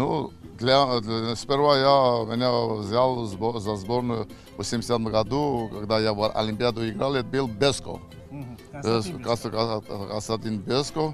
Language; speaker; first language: Russian; non-native, local second language; Georgian